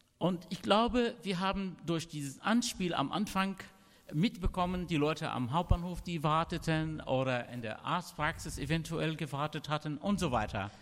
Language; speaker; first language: German; non-native, fluent; Arabic